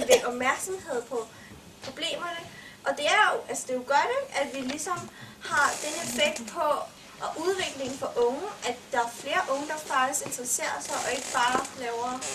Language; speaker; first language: Danish; early bilingual, other home language; Vietnamese